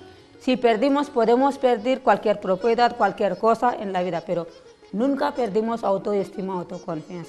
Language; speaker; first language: Spanish; non-native, learner; Telugu